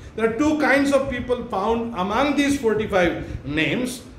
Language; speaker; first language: English; non-native, local second language; Marathi